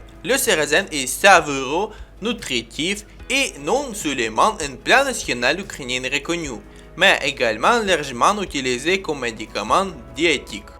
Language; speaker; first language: French; non-native, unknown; Ukrainian